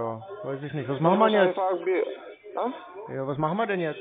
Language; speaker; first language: German; native; German